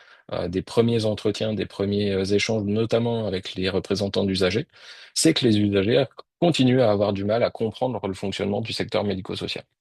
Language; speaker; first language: French; native; French